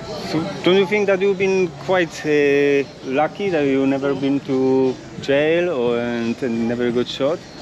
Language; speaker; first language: English; non-native, learner; Polish